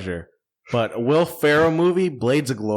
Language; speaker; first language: English; native; English